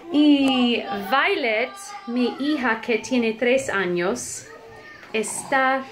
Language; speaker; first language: Spanish; non-native, fluent; English